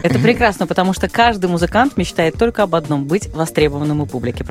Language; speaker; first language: Russian; native; Russian